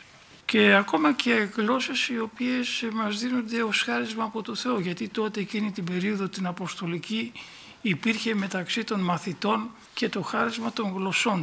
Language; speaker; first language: Greek; native; Greek